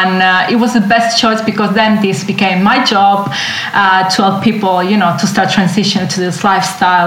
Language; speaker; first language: English; non-native, fluent; Italian